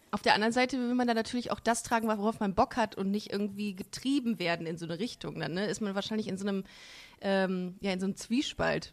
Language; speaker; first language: German; native; German